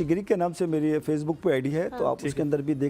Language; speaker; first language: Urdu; non-native, local second language; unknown